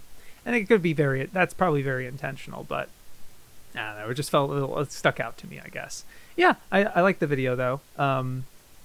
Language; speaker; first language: English; native; English